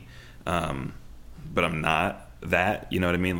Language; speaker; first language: English; native; English